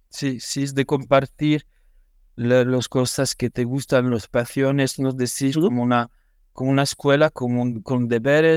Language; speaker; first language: Spanish; non-native, learner; French